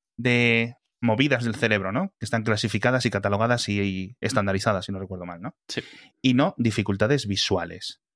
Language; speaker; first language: Spanish; native; Spanish